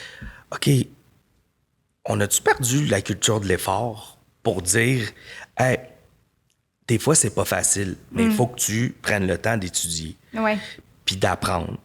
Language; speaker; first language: French; native; French